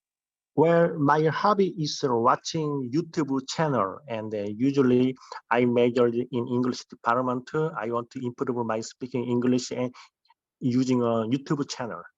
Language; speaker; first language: English; non-native, learner; Korean